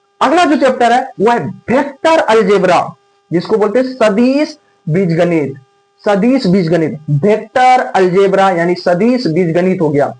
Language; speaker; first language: Hindi; native; Hindi